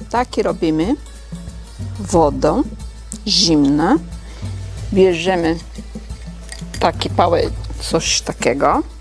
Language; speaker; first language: Polish; non-native, learner; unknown